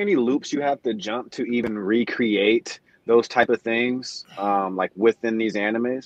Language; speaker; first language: English; native; English